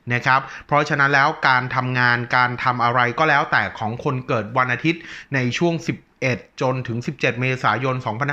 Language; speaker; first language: Thai; native; Thai